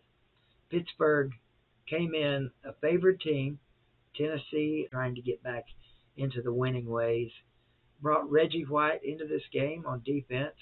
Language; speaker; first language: English; native; English